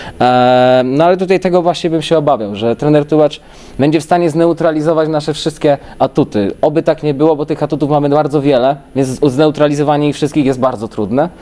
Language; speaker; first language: Polish; native; Polish